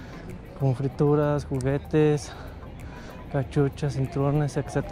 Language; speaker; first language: Spanish; native; Spanish